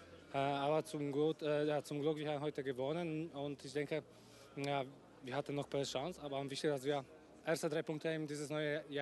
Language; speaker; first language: German; non-native, fluent; Polish